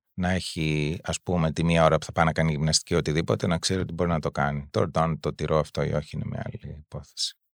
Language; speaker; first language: Greek; native; Greek